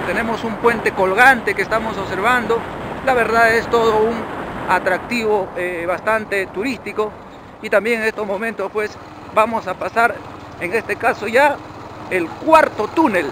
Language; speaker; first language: Spanish; native; Spanish